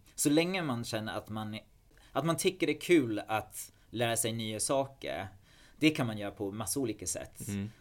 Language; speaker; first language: Swedish; non-native, fluent; English